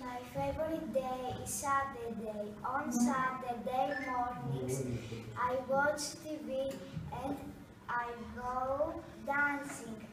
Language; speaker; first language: English; non-native, learner; Greek